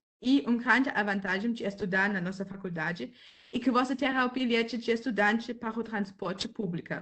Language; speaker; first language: Portuguese; non-native, fluent; German